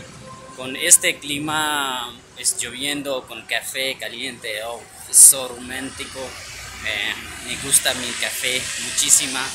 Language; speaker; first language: Spanish; non-native, learner; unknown